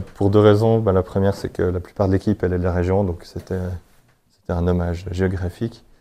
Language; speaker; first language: French; native; French